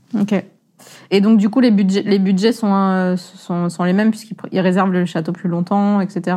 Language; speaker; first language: French; native; French